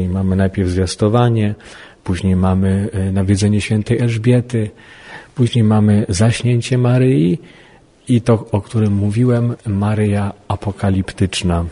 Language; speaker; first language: Polish; native; Polish